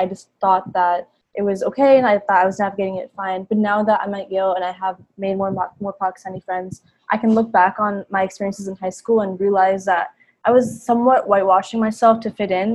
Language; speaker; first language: English; native; English